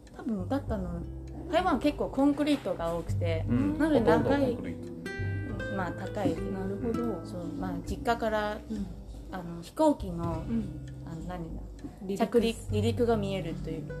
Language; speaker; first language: Japanese; non-native, fluent; Chinese